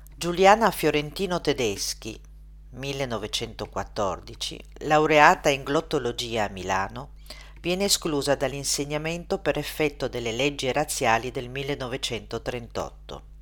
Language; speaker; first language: Italian; native; Italian